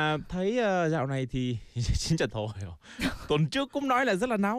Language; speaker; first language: Vietnamese; non-native, fluent; Korean